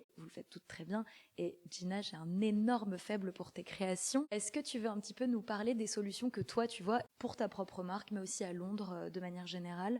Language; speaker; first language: French; native; French